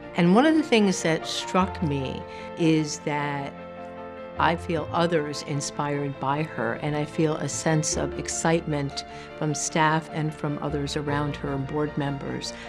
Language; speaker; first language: English; native; English